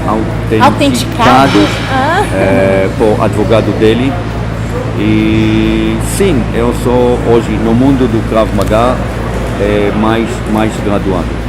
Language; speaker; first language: Portuguese; non-native, fluent; Hebrew